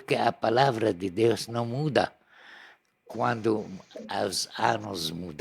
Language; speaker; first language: Portuguese; non-native, learner; Arabic